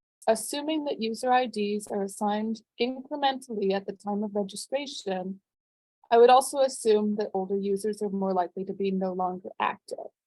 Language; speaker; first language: English; native; English